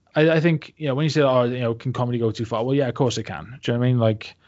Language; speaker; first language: English; native; English